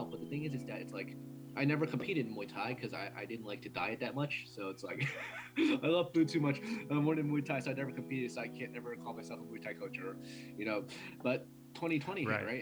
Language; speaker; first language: English; early bilingual, other home language; Cantonese